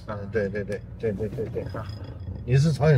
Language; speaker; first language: Chinese; native; Chinese